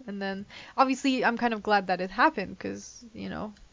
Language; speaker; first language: English; non-native, fluent; Turkish